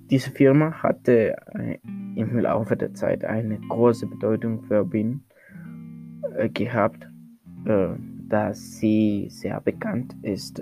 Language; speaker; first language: German; non-native, learner; Spanish